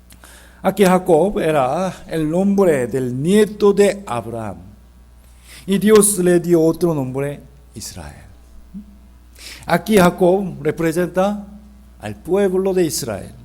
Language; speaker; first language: Spanish; non-native, fluent; Korean